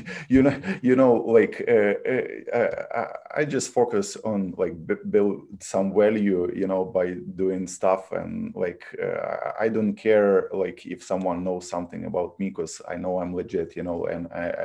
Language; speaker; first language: English; non-native, fluent; Ukrainian